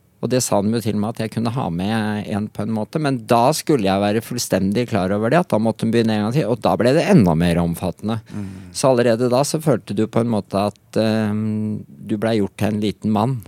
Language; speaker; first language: Norwegian; native; Norwegian